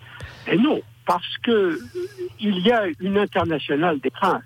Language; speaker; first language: French; native; French